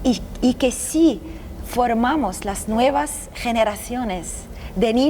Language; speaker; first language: Spanish; non-native, fluent; Arabic